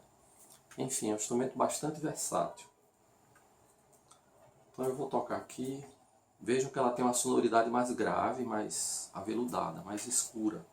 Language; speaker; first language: Portuguese; native; Portuguese